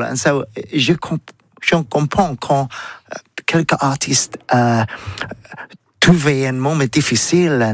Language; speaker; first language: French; non-native, learner; English